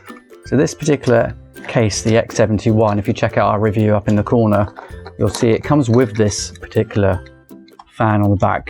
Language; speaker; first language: English; native; English